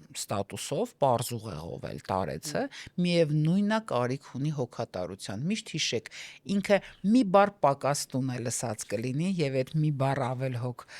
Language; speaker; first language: Armenian; native; Armenian